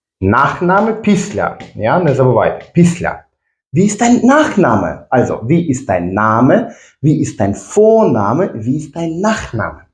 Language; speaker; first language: German; non-native, fluent; Ukrainian